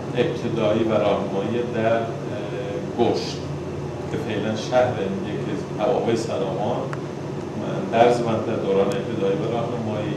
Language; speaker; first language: Persian; non-native, local second language; Baluchi